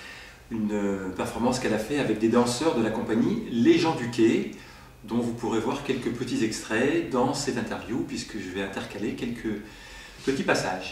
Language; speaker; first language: French; native; French